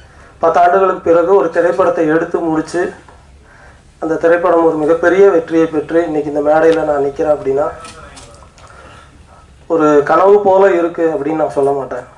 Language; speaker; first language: Tamil; native; Tamil